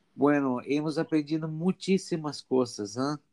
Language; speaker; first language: Spanish; non-native, learner; Portuguese